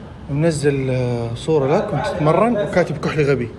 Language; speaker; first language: Arabic; native; Arabic